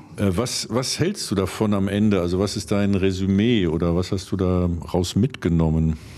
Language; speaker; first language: German; native; German